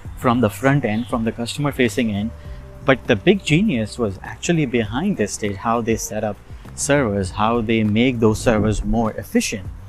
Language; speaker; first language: English; non-native, local second language; Urdu